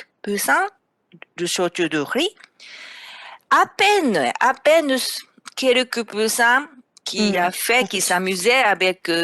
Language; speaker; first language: French; non-native, fluent; Japanese